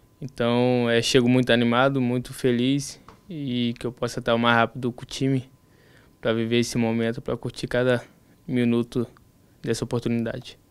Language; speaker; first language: Portuguese; native; Portuguese